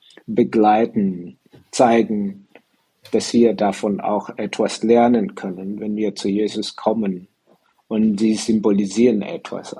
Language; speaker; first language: German; non-native, fluent; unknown